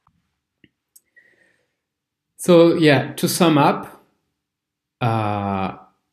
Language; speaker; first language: English; non-native, fluent; French